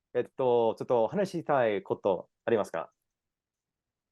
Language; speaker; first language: Japanese; non-native, learner; English